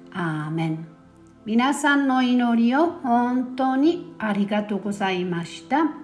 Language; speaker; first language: Japanese; non-native, fluent; German